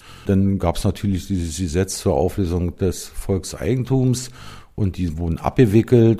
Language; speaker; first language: German; native; German